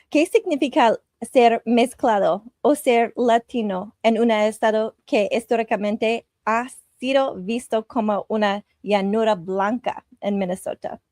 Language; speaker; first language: Spanish; non-native, learner; English